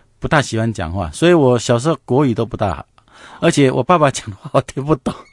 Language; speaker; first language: Chinese; non-native, local second language; Min Nan Chinese